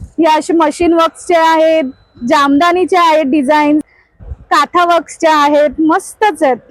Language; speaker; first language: Marathi; native; Marathi